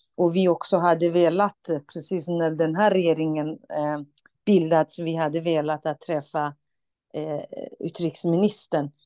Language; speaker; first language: Swedish; non-native, fluent; Central Kurdish